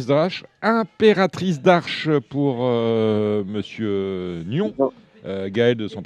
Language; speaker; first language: French; native; French